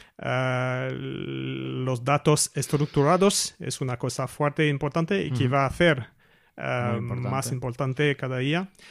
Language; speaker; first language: Spanish; non-native, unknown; French